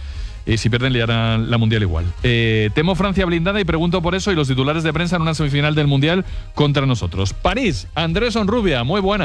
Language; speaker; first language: Spanish; native; Spanish